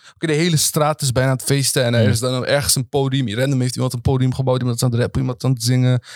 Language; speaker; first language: Dutch; early bilingual, other home language; Arabic